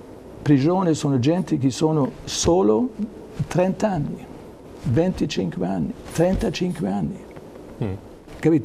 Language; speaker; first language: Italian; non-native, learner; German